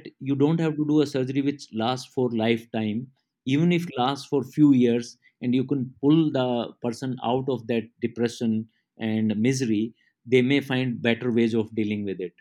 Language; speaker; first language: English; non-native, local second language; Haryanvi